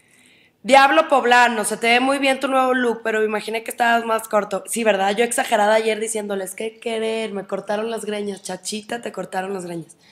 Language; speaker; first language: Spanish; native; Spanish